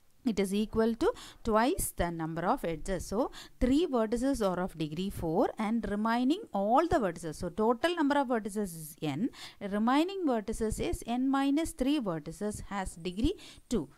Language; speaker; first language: English; non-native, local second language; Malayalam